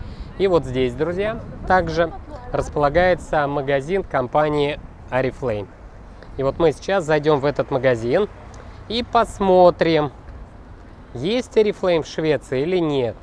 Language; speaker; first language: Russian; native; Russian